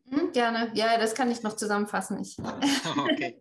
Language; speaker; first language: German; non-native, learner; Danish